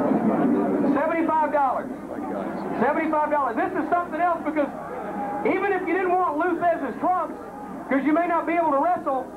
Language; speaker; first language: English; native; English